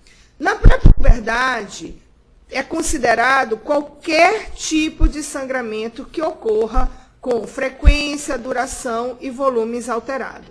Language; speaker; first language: Portuguese; native; Portuguese